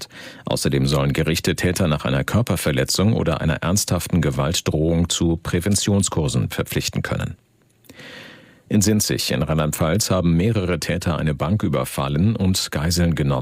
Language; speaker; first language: German; native; German